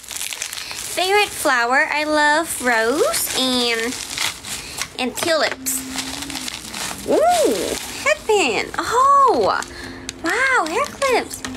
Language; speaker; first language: English; non-native, fluent; Thai